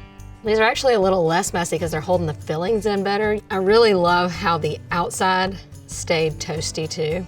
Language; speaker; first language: English; native; English